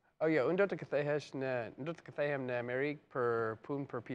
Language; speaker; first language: Albanian; non-native, learner; English